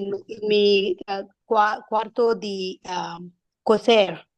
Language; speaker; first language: Spanish; non-native, learner; English